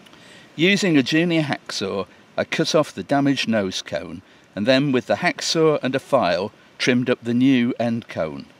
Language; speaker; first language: English; native; English